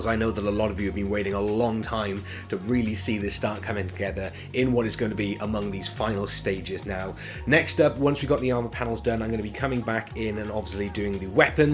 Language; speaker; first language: English; native; English